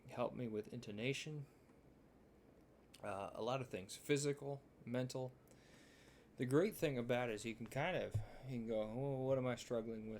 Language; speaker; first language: English; native; English